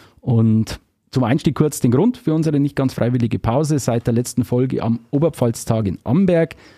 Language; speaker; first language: German; native; German